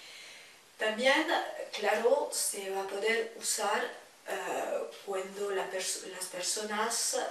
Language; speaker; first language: Spanish; non-native, fluent; French